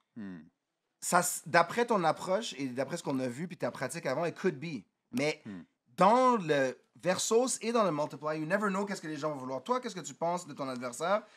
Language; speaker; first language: French; native; French